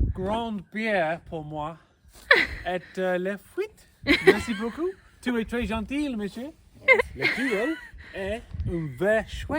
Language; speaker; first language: French; non-native, learner; English